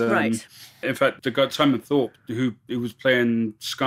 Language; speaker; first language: English; native; English